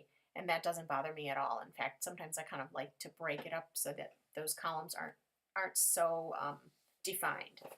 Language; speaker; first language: English; native; English